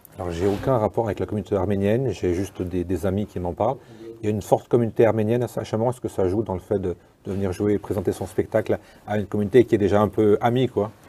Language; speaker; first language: French; native; French